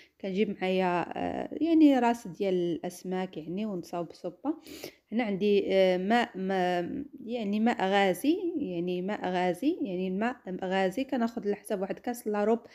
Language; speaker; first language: Arabic; native; Arabic